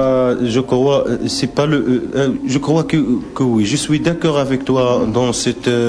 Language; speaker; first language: French; non-native, local second language; Arabic